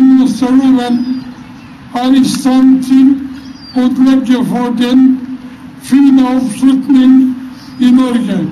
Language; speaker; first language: Norwegian; non-native, fluent; Arabic